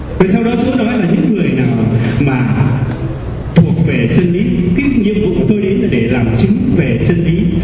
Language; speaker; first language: Vietnamese; native; Vietnamese